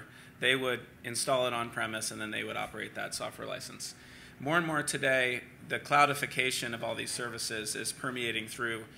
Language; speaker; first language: English; native; English